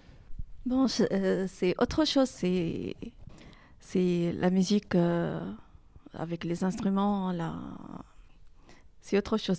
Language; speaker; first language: French; non-native, learner; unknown